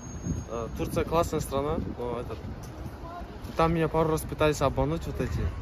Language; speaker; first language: Russian; native; Russian